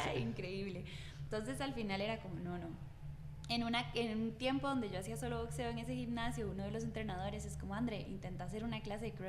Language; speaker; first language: Spanish; native; Spanish